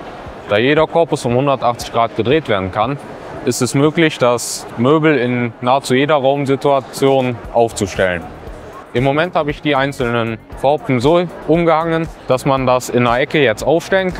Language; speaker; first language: German; native; German